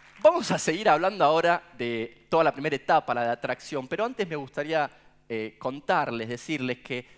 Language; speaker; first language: Spanish; native; Spanish